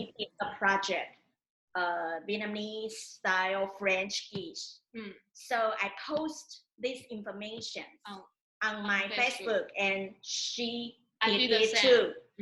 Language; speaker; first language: English; non-native, learner; Chinese